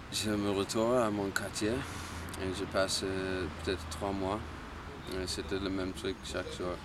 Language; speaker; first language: French; non-native, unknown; English